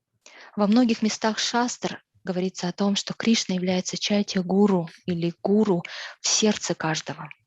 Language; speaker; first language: Russian; native; Russian